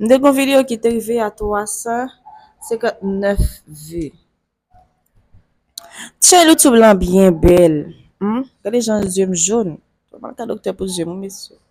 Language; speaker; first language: French; non-native, local second language; Haitian Creole